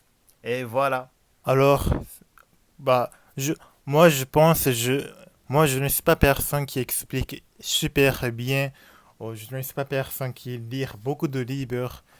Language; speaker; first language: French; non-native, learner; Japanese